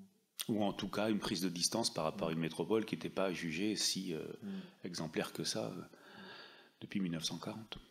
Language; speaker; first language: French; native; French